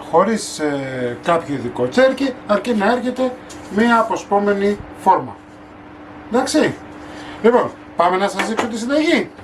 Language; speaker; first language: Greek; native; Greek